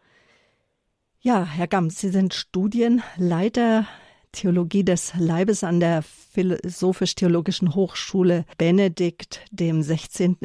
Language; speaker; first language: German; native; German